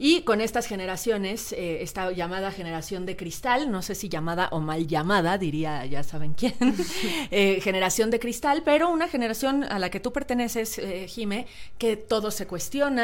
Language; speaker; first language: Spanish; native; Spanish